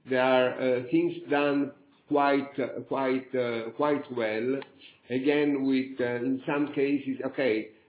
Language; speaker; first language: English; non-native, fluent; Italian